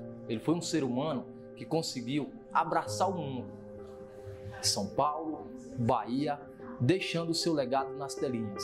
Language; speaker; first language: Portuguese; native; Portuguese